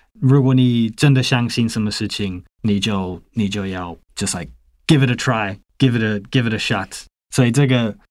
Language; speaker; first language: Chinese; non-native, fluent; English